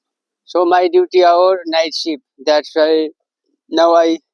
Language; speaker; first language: English; non-native, learner; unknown